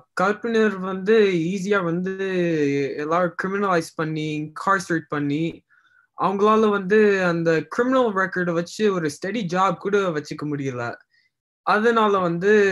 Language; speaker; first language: Tamil; early bilingual, heritage; Tamil